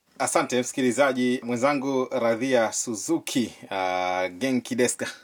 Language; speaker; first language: Swahili; native; Swahili